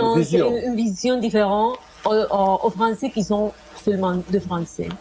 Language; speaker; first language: French; non-native, fluent; Spanish